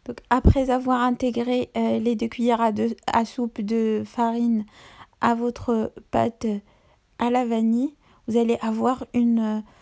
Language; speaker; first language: French; non-native, local second language; Arabic